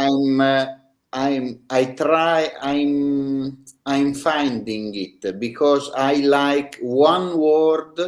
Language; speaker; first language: English; non-native, learner; Italian